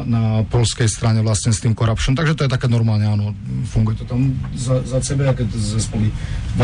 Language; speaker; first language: Polish; non-native, learner; Slovak